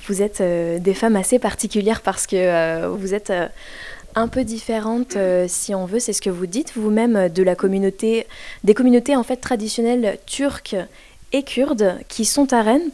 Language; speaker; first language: French; native; French